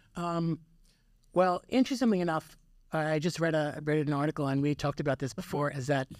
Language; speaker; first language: English; native; English